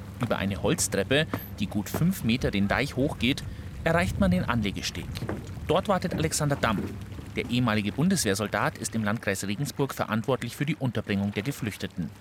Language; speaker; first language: German; native; German